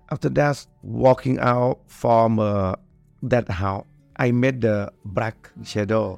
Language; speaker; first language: English; non-native, learner; Thai